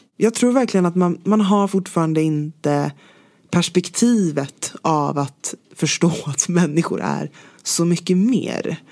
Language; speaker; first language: Swedish; native; Swedish